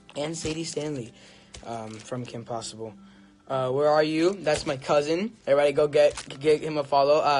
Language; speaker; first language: English; early bilingual, other home language; Spanish